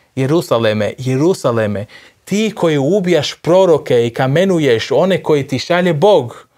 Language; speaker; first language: Croatian; non-native, fluent; Portuguese